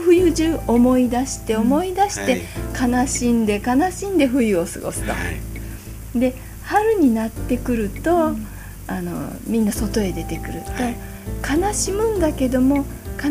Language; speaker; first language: Japanese; native; Japanese